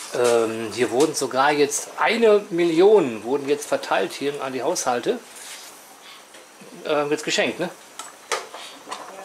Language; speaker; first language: German; native; German